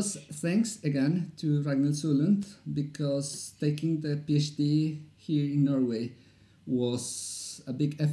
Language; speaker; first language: English; non-native, fluent; Spanish